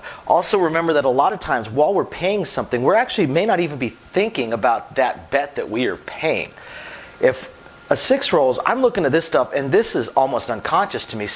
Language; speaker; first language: English; native; English